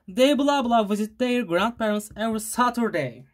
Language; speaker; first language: English; non-native, fluent; Turkish